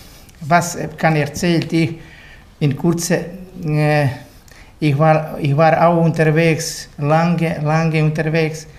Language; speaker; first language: German; non-native, learner; Bosnian